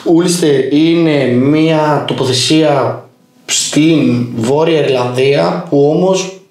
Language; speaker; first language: Greek; early bilingual, other home language; Albanian